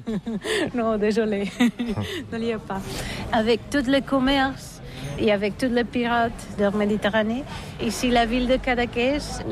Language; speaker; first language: French; non-native, learner; Catalan